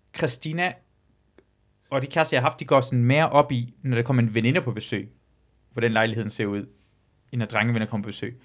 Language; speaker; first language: Danish; early bilingual, other home language; Persian